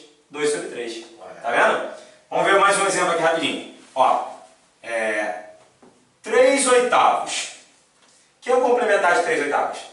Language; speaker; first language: Portuguese; native; Portuguese